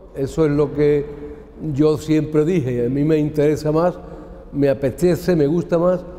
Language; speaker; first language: Spanish; native; Spanish